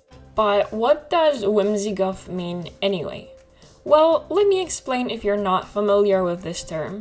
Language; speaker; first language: English; non-native, fluent; Polish